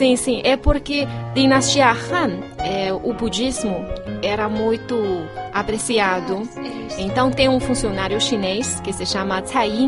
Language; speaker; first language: Portuguese; non-native, fluent; Chinese